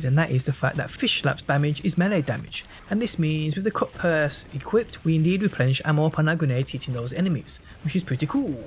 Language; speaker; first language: English; native; English